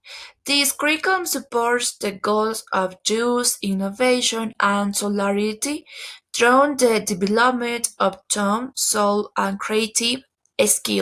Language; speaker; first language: English; non-native, learner; Spanish